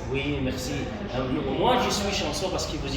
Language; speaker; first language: French; non-native, local second language; Arabic